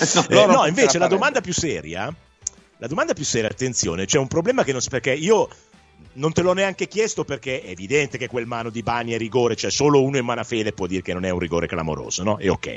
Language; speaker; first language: Italian; native; Italian